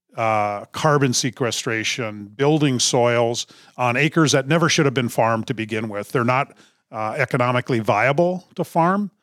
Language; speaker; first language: English; native; English